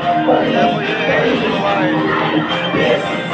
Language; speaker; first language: Hindi; non-native, local second language; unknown